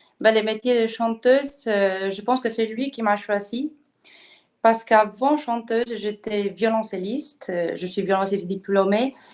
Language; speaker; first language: French; non-native, fluent; Spanish